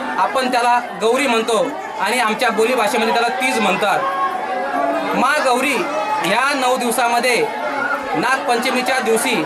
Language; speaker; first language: Marathi; non-native, local second language; Lambadi